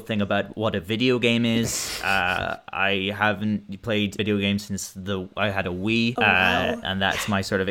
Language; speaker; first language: English; native; English